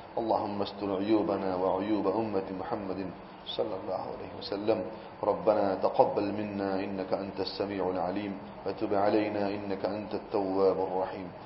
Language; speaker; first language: Arabic; non-native, fluent; Gujarati